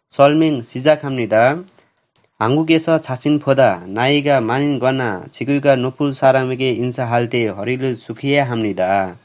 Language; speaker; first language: Korean; non-native, learner; Nepali